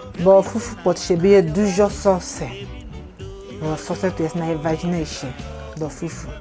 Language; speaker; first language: Polish; non-native, learner; Igbo